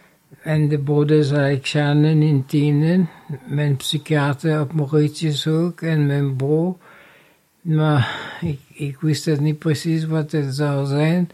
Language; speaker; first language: Dutch; non-native, fluent; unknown